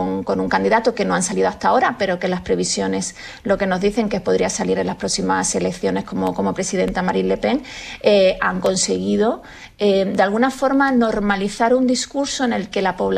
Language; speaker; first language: Spanish; native; Spanish